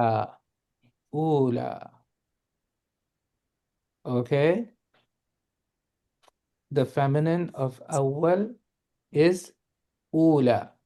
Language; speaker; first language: Arabic; non-native, fluent; English